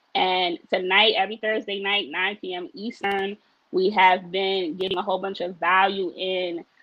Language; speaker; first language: English; native; English